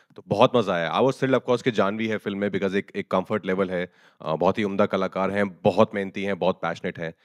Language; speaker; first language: Hindi; native; Hindi